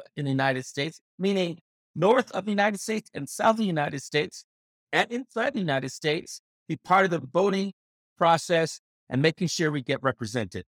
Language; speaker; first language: English; native; English